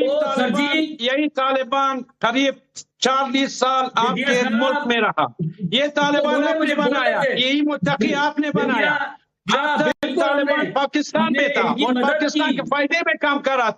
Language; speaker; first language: Hindi; non-native, fluent; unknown